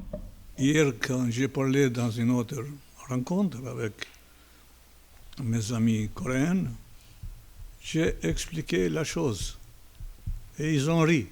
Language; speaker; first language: French; non-native, fluent; Albanian